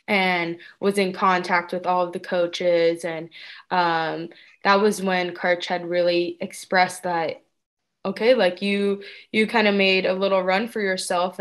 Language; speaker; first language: English; native; English